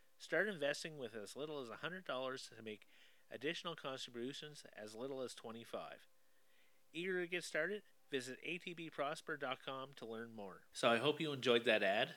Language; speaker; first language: English; native; English